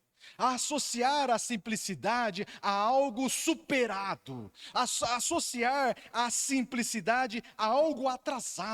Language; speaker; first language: Portuguese; native; Portuguese